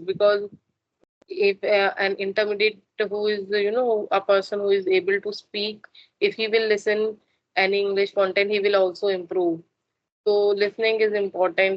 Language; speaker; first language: English; non-native, learner; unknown